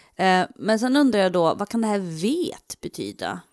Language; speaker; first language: Swedish; non-native, fluent; English